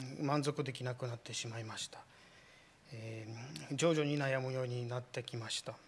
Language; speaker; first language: Japanese; non-native, fluent; Polish